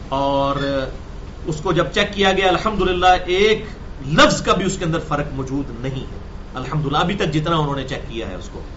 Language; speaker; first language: Urdu; non-native, local second language; Punjabi